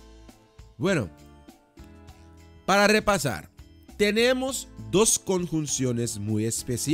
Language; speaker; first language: Spanish; non-native, fluent; Dutch